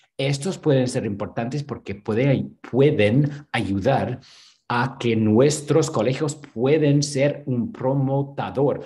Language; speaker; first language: Spanish; non-native, fluent; English